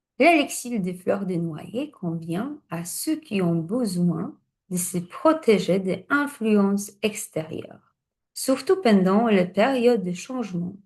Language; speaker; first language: French; non-native, fluent; Polish